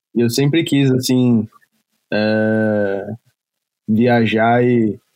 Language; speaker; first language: Portuguese; native; Portuguese